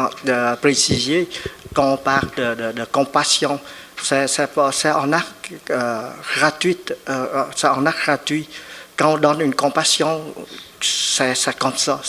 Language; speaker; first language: French; non-native, fluent; Vietnamese